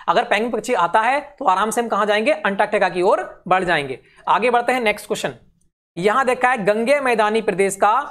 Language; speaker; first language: Hindi; native; Hindi